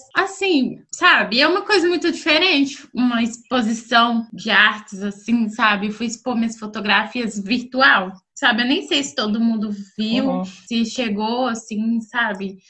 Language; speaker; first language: Portuguese; native; Portuguese